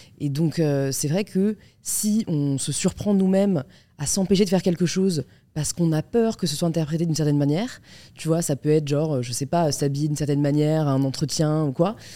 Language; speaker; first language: French; native; French